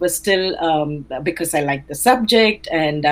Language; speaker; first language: English; non-native, local second language; Telugu